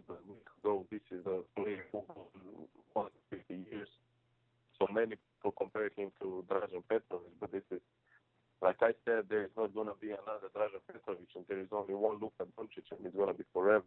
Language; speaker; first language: English; non-native, fluent; Slovenian